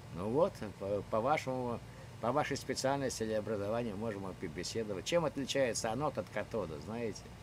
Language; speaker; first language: Russian; native; Russian